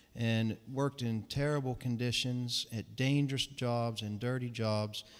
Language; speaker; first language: English; native; English